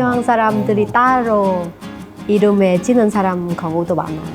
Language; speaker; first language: Korean; non-native, learner; Vietnamese